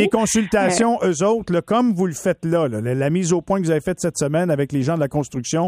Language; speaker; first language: French; native; French